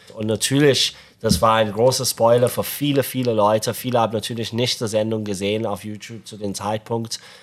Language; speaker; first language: German; non-native, fluent; English